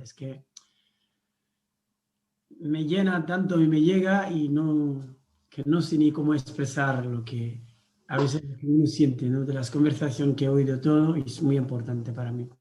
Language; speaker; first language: Spanish; non-native, learner; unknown